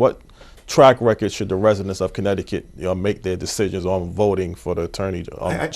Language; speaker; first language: English; native; English